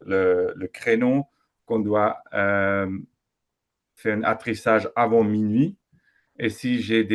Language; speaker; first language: French; non-native, fluent; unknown